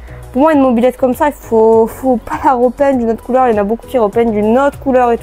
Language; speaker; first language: French; native; French